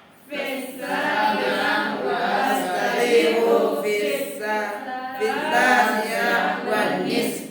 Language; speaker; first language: Arabic; non-native, learner; Indonesian